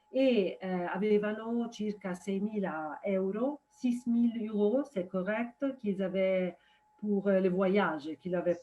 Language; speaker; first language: French; non-native, fluent; Italian